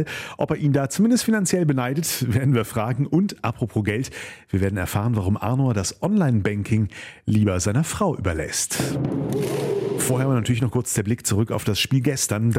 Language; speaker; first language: German; native; German